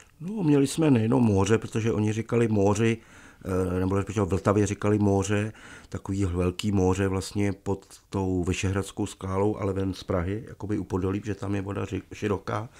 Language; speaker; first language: Czech; native; Czech